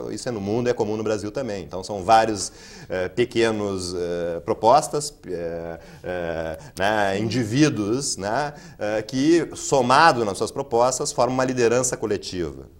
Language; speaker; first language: Portuguese; native; Portuguese